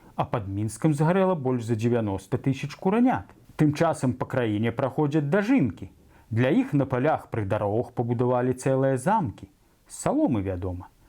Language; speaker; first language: Belarusian; native; Belarusian